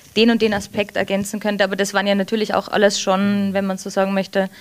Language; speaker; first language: German; early bilingual, heritage; English